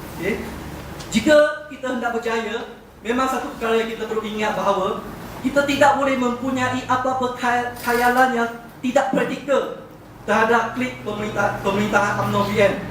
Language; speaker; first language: Malay; non-native, local second language; Chinese